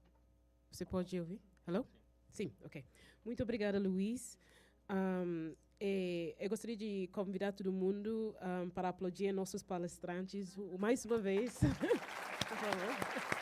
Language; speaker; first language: Portuguese; non-native, fluent; English